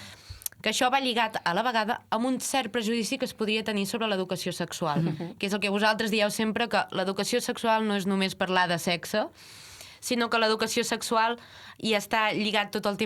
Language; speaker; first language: Catalan; native; Catalan